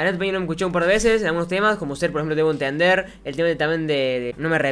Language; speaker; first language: Spanish; native; Spanish